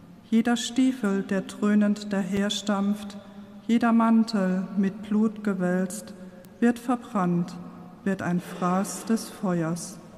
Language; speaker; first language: German; non-native, local second language; Luxembourgish